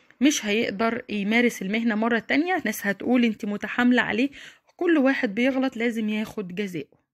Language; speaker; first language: Arabic; native; Arabic